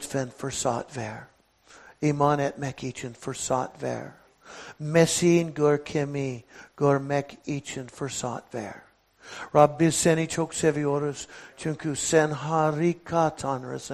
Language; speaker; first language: Turkish; non-native, fluent; English